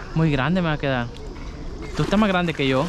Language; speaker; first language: Spanish; native; Spanish